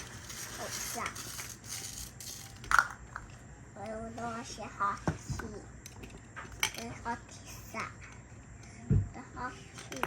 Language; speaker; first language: Chinese; early bilingual, heritage; Chinese